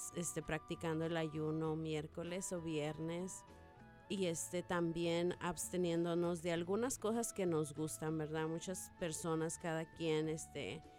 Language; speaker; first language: Spanish; native; Spanish